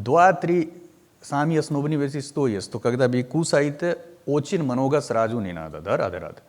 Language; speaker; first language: Russian; non-native, learner; Hindi